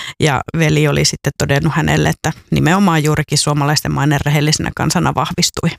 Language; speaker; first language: Finnish; native; Finnish